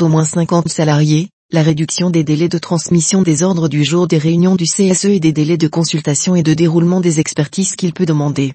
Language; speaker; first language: French; native; French